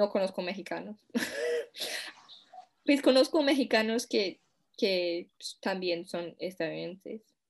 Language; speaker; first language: Spanish; non-native, fluent; English